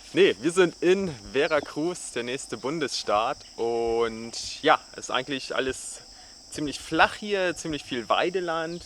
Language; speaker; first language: German; native; German